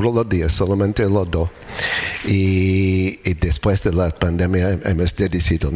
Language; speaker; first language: Spanish; non-native, learner; English